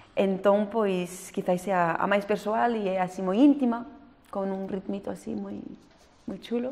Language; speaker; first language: Galician; early bilingual, heritage; French